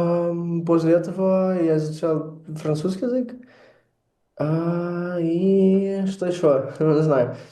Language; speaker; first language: Russian; non-native, learner; Portuguese